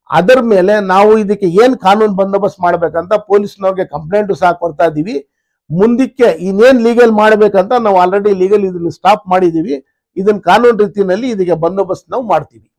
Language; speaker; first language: Kannada; non-native, local second language; Urdu